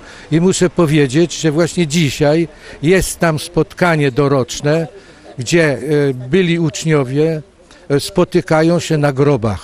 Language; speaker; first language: Polish; early bilingual, heritage; Polish